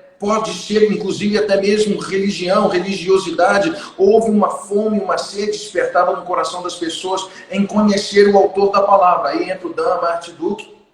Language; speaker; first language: Portuguese; non-native, fluent; English